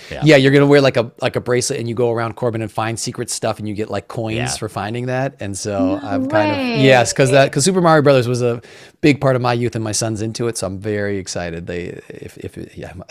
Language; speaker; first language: English; native; English